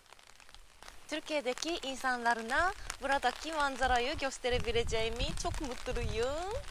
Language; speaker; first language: Turkish; non-native, learner; Japanese